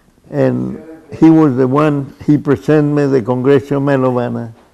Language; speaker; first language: English; non-native, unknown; Spanish